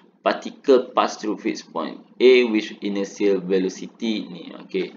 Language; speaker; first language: English; non-native, local second language; Malay